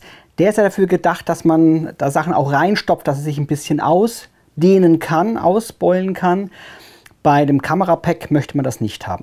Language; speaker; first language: German; native; German